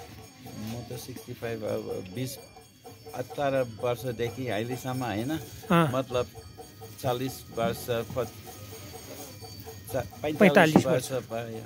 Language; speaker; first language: Nepali; non-native, fluent; English